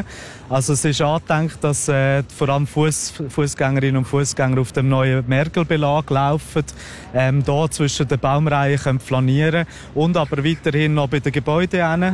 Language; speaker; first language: German; native; German